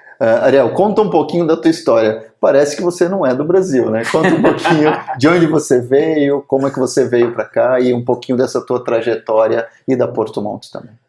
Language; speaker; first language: Portuguese; native; Portuguese